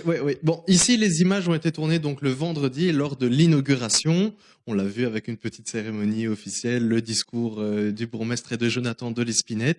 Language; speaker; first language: French; native; French